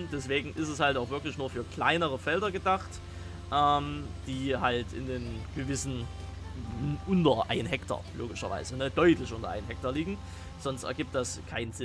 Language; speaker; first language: German; native; German